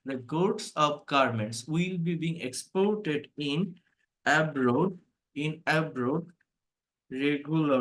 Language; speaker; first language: English; non-native, fluent; Bangla